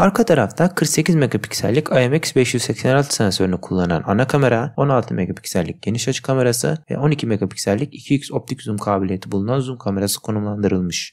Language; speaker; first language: Turkish; native; Turkish